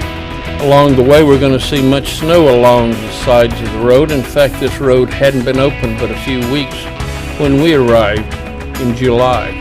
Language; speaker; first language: English; native; English